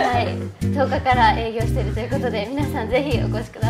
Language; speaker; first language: Japanese; native; Japanese